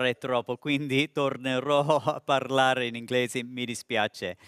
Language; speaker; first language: Italian; non-native, learner; English